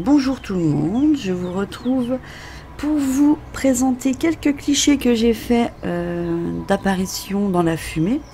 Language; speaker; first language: French; native; French